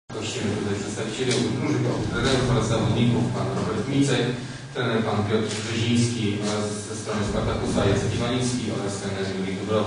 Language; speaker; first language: Polish; native; Polish